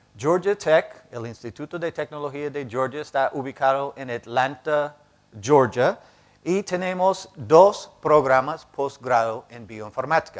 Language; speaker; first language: Spanish; non-native, fluent; English